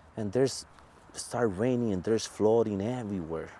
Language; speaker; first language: English; non-native, fluent; Spanish